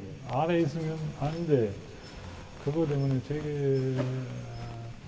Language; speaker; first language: Korean; non-native, learner; German